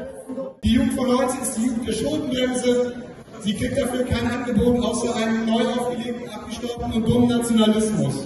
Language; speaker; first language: German; native; German